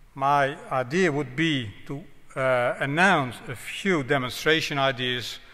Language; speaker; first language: English; non-native, fluent; Dutch